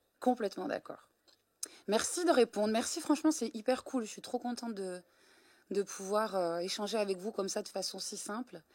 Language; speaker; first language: French; native; French